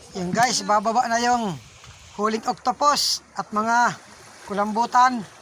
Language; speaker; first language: Filipino; native; Filipino